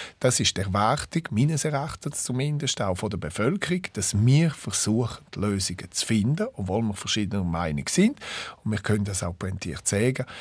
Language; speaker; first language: German; non-native, local second language; Romansh